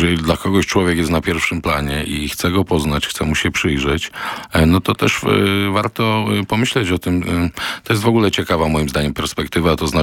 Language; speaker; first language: Polish; non-native, local second language; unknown